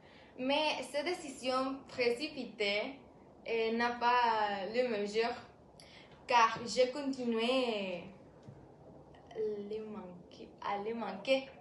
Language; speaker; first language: French; non-native, learner; Spanish